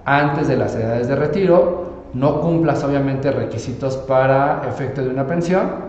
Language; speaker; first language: Spanish; native; Spanish